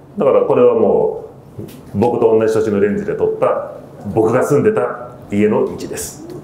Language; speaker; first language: Japanese; early bilingual, heritage; Japanese